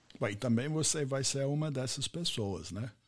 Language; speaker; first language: Portuguese; non-native, fluent; English